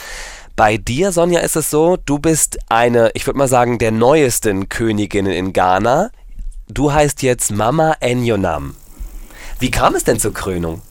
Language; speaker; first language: German; native; German